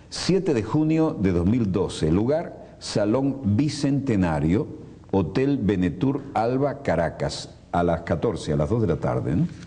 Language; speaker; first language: Spanish; native; Spanish